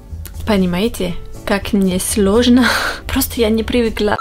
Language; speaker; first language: Russian; non-native, fluent; French